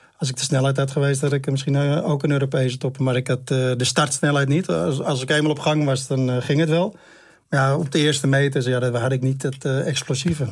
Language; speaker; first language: Dutch; native; Dutch